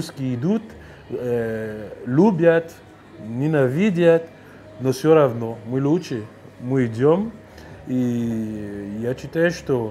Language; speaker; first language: Russian; non-native, fluent; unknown